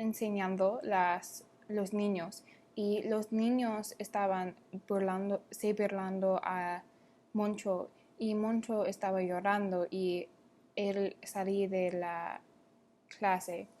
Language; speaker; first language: Spanish; non-native, learner; English